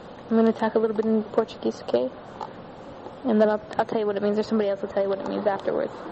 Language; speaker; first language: English; native; English